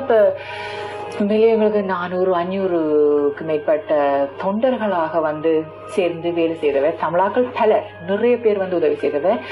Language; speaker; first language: Tamil; early bilingual, heritage; Tamil